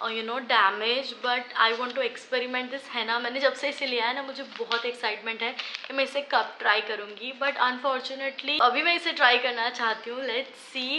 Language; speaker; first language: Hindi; non-native, local second language; Gujarati